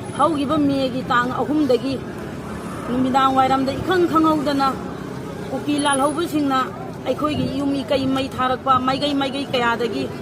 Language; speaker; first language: Manipuri; native; Manipuri